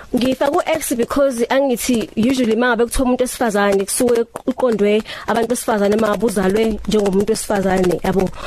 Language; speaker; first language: Zulu; non-native, local second language; Southern Sotho